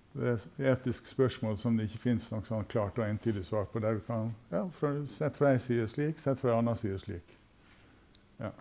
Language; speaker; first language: Norwegian; native; Norwegian